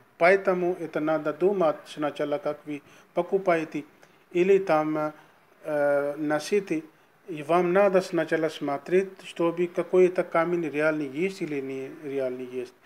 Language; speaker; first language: Russian; non-native, learner; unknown